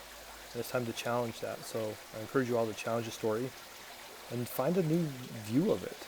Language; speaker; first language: English; native; English